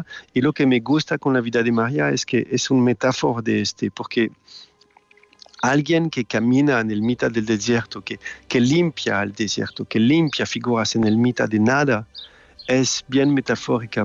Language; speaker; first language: Spanish; non-native, fluent; French